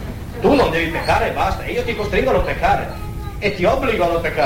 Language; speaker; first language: Italian; native; Italian